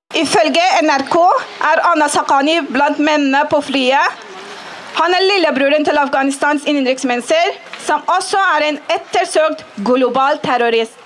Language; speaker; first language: Norwegian; native; Norwegian